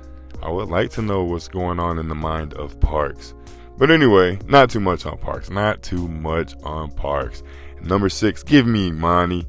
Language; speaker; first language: English; native; English